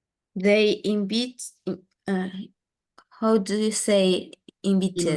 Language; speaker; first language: English; non-native, learner; Spanish